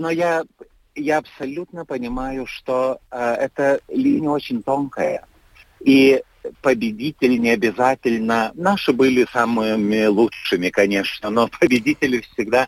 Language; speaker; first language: Russian; non-native, fluent; Lithuanian